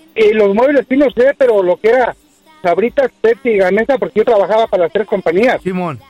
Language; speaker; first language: Spanish; native; Spanish